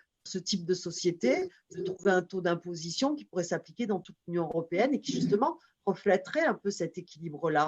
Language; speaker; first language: French; native; French